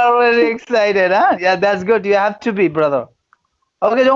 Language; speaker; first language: English; non-native, fluent; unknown